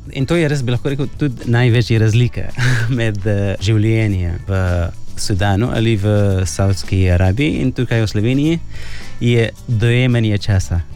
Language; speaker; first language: Slovenian; non-native, fluent; Arabic